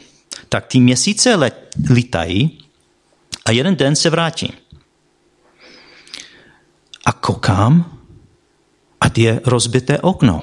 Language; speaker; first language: Czech; non-native, fluent; English